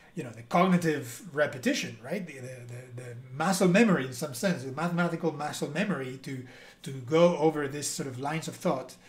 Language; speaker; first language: English; non-native, fluent; Spanish